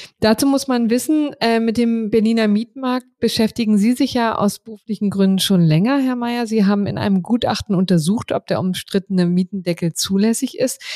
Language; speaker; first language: German; native; German